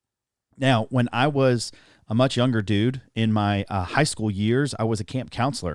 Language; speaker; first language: English; native; English